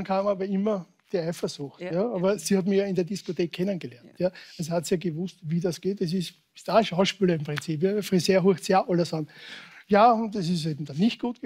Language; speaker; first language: German; native; German